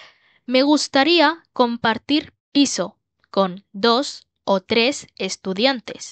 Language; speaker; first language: Spanish; non-native, learner; Bangla